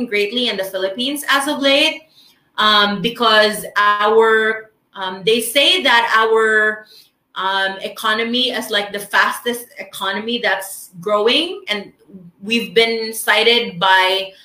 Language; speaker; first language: English; non-native, local second language; Filipino